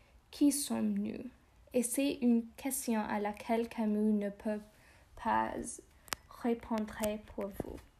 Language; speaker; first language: French; non-native, learner; English